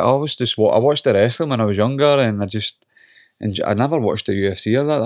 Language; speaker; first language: English; native; English